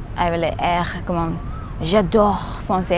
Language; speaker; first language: French; non-native, learner; Thai